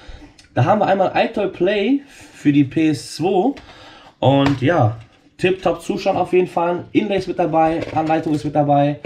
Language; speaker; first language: German; native; German